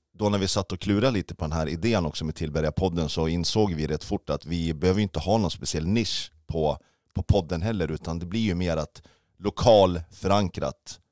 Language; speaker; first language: Swedish; native; Swedish